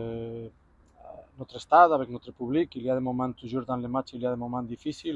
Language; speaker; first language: French; non-native, fluent; Spanish